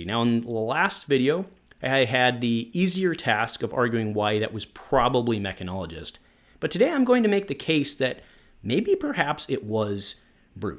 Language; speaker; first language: English; native; English